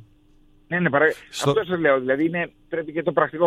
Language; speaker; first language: Greek; native; Greek